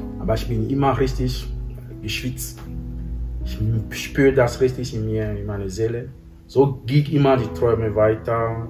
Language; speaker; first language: German; non-native, fluent; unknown